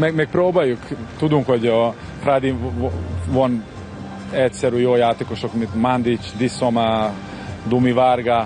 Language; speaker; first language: Hungarian; non-native, learner; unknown